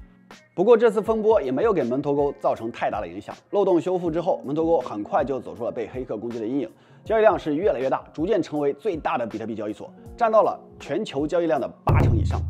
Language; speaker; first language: Chinese; native; Chinese